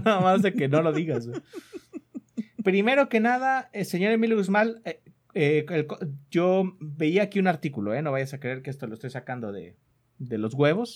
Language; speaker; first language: Spanish; native; Spanish